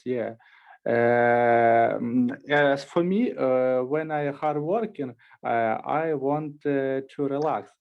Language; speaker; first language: English; non-native, learner; Russian